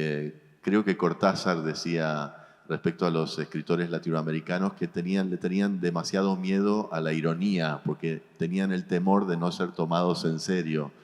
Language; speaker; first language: Spanish; early bilingual, heritage; Spanish